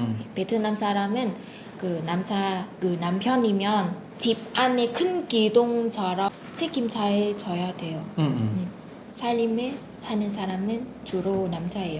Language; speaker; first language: Korean; non-native, fluent; Vietnamese